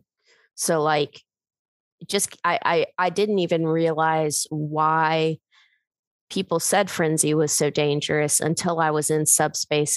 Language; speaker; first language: English; native; English